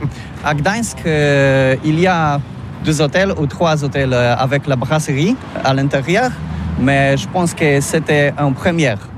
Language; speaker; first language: French; non-native, learner; Polish